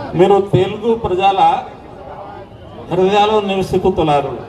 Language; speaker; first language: Telugu; non-native, learner; Hindi